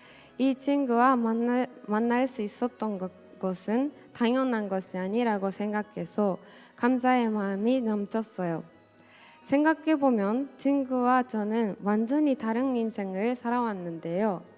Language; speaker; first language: Korean; non-native, fluent; Japanese